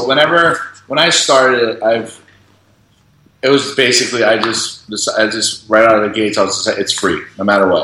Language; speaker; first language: English; native; English